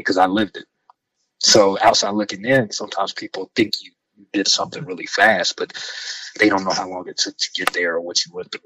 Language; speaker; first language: English; native; English